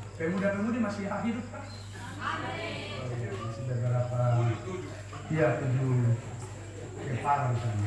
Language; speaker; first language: Indonesian; non-native, local second language; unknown